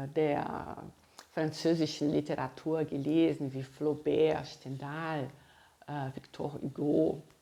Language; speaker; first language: German; non-native, fluent; Portuguese